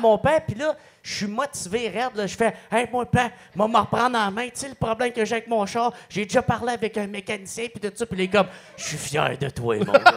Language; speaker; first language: French; native; French